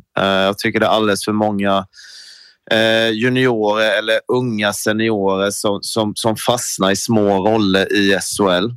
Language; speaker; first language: Swedish; native; Swedish